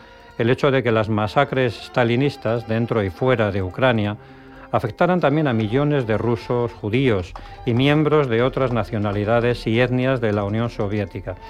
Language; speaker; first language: Spanish; native; Spanish